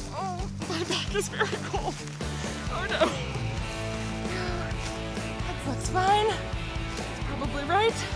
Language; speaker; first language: English; native; English